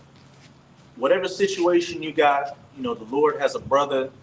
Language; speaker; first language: English; native; English